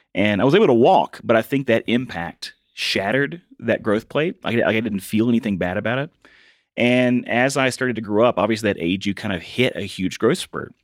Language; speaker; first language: English; native; English